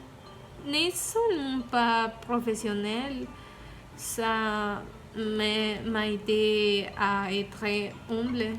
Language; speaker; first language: French; non-native, learner; Spanish